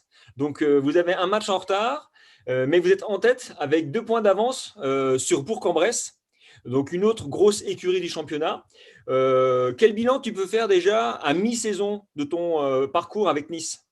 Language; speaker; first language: French; native; French